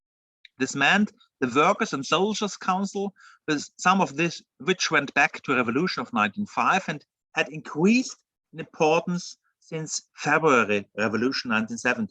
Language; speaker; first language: English; non-native, fluent; German